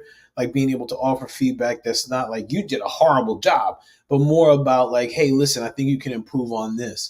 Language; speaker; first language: English; native; English